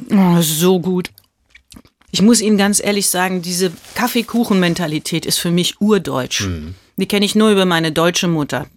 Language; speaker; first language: German; early bilingual, heritage; German